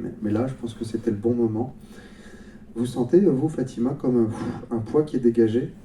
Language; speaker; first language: French; native; French